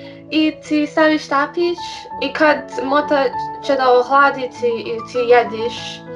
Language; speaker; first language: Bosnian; early bilingual, heritage; English